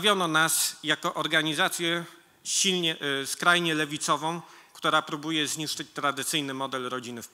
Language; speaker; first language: Polish; native; Polish